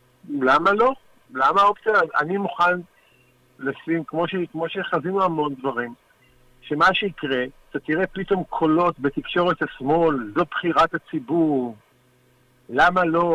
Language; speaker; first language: Hebrew; native; Hebrew